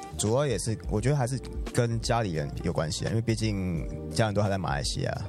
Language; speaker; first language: Chinese; native; Chinese